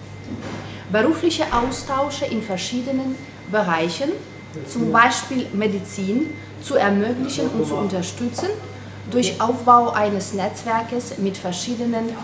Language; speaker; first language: German; non-native, fluent; Ukrainian